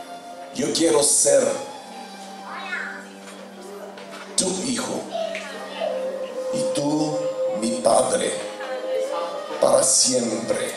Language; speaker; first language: Spanish; non-native, fluent; Bulgarian